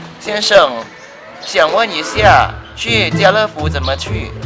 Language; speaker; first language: Chinese; non-native, learner; Thai